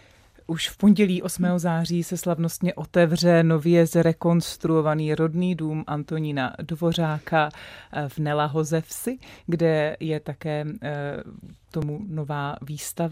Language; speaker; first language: Czech; native; Czech